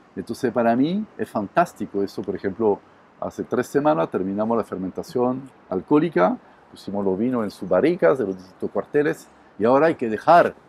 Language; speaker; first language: Spanish; non-native, fluent; French